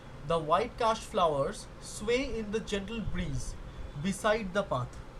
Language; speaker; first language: English; non-native, local second language; Bangla